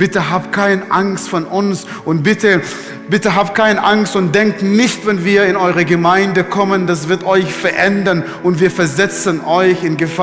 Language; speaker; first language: German; non-native, fluent; Arabic